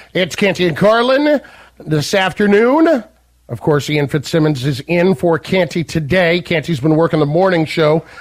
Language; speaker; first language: English; native; English